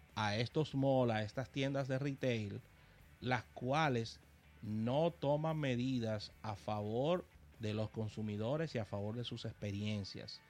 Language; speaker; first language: Spanish; native; Spanish